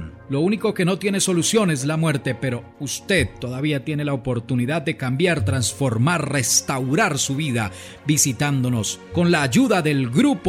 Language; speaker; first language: Spanish; native; Spanish